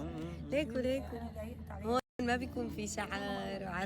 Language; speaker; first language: Arabic; native; Arabic